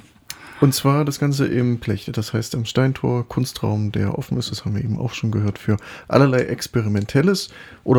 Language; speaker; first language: German; native; German